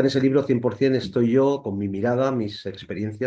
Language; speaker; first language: Spanish; native; Spanish